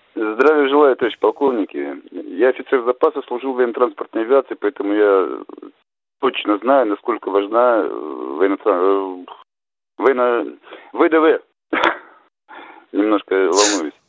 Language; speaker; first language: Russian; native; Russian